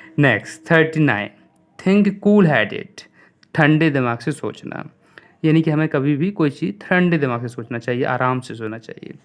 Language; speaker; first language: Hindi; native; Hindi